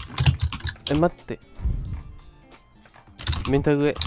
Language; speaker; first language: Japanese; non-native, learner; Chinese